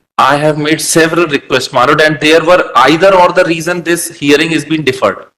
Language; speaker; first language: English; non-native, local second language; Hindi